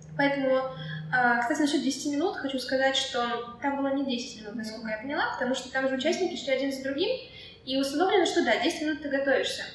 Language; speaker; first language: Russian; native; Russian